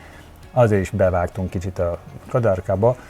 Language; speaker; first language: Hungarian; early bilingual, heritage; Hungarian